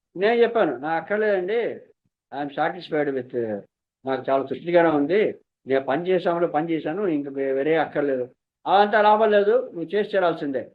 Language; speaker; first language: Telugu; native; Telugu